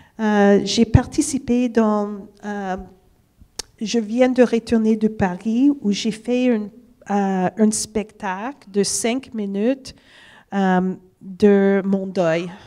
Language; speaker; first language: French; non-native, fluent; English